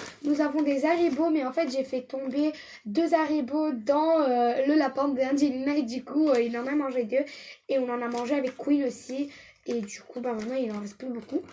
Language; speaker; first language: French; native; French